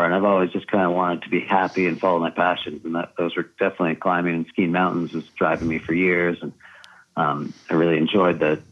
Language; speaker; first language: English; native; English